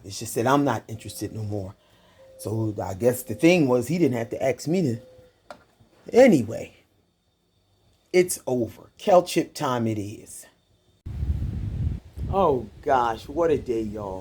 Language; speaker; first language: English; native; English